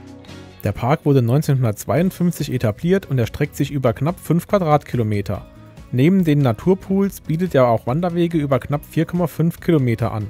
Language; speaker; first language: German; native; German